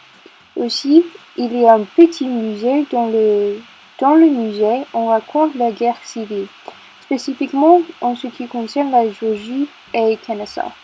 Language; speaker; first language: French; non-native, learner; English